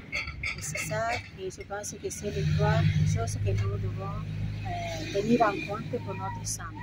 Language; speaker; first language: French; non-native, fluent; Spanish